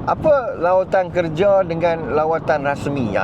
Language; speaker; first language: Malay; native; Malay